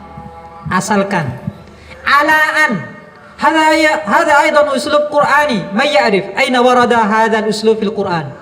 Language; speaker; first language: Arabic; non-native, fluent; Indonesian